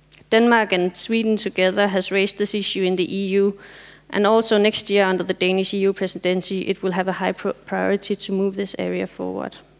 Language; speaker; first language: English; non-native, fluent; Danish